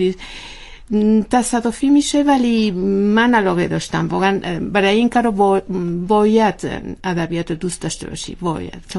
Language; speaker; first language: Persian; non-native, learner; Spanish